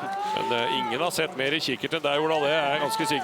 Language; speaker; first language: Norwegian; native; Norwegian